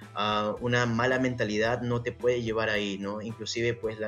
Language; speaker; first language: Spanish; native; Spanish